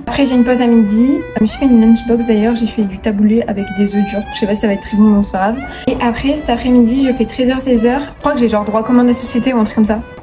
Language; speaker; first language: French; native; French